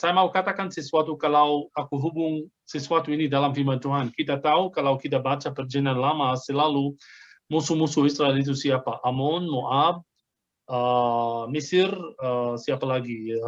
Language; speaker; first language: Indonesian; non-native, fluent; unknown